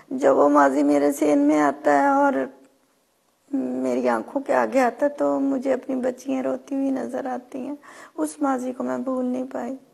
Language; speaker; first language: Urdu; non-native, local second language; Punjabi